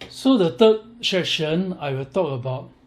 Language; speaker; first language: English; non-native, learner; Chinese